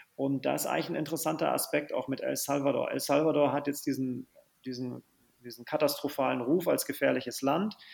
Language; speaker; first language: German; native; German